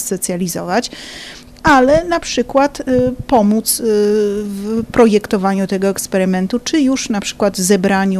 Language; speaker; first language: Polish; native; Polish